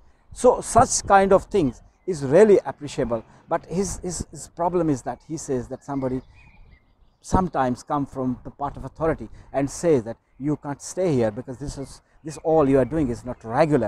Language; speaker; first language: English; non-native, learner; Urdu